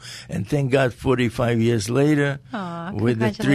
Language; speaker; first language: English; non-native, fluent; Latvian